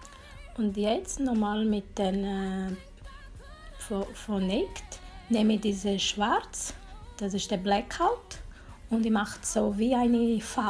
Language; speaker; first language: German; non-native, learner; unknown